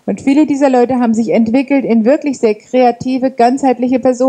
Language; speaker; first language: German; native; German